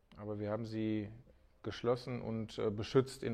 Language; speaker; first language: German; native; German